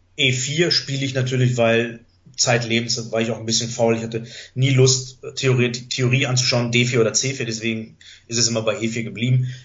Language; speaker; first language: German; early bilingual, other home language; Greek